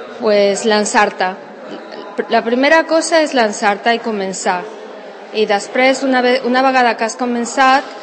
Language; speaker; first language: Catalan; non-native, local second language; Spanish